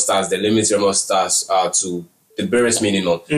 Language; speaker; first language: English; non-native, local second language; Yoruba